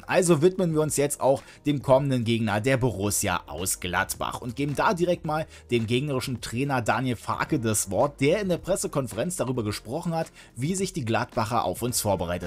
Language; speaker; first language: German; native; German